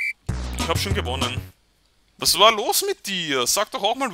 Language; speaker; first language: German; native; German